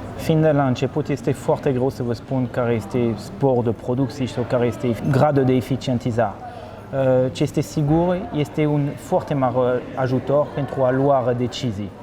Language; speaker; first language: Romanian; non-native, fluent; French